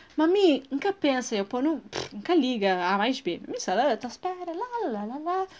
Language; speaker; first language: Portuguese; non-native, local second language; Kabuverdianu